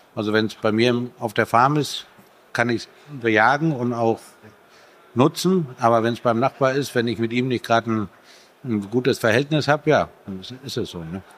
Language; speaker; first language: German; native; German